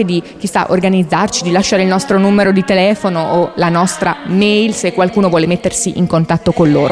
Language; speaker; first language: Italian; native; Italian